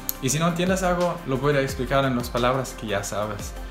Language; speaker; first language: Spanish; non-native, fluent; German